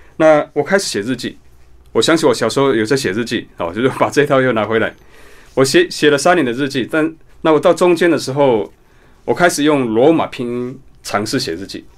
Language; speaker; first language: Chinese; non-native, local second language; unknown